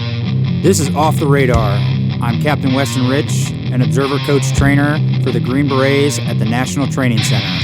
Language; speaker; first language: English; native; English